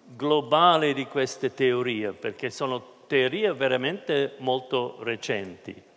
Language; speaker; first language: Italian; non-native, fluent; German